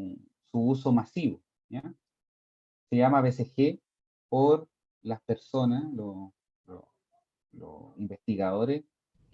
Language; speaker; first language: Spanish; native; Spanish